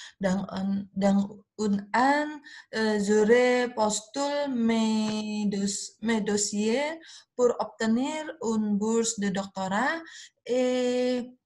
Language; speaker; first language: French; non-native, learner; Indonesian